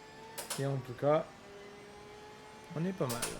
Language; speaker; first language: French; native; French